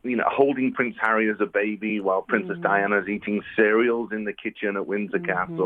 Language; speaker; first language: English; native; English